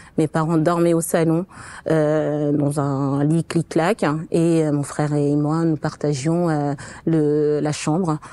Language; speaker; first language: French; non-native, fluent; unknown